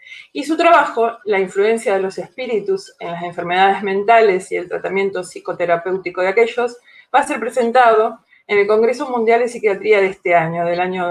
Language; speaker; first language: Spanish; native; Spanish